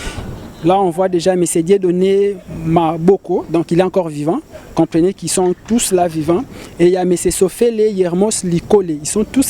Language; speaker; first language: French; non-native, local second language; Lingala